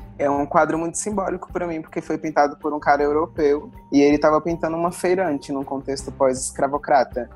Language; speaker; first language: Portuguese; native; Portuguese